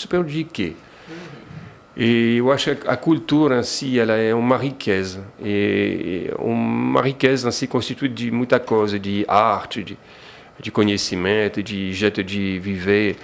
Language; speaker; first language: Portuguese; non-native, fluent; French